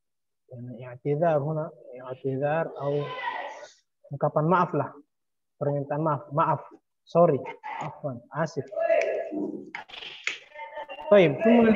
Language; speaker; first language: Arabic; non-native, fluent; Indonesian